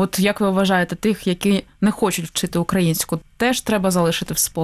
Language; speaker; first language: Ukrainian; native; Ukrainian